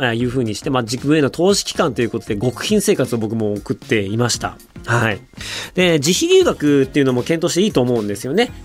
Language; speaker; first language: Japanese; native; Japanese